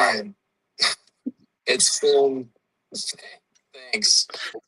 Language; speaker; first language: English; native; English